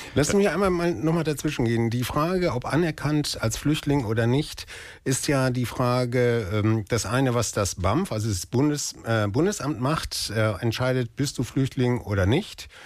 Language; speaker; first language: German; native; German